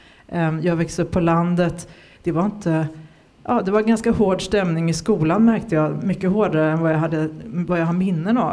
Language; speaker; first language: Swedish; native; Swedish